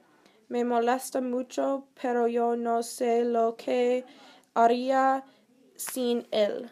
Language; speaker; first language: Spanish; non-native, learner; English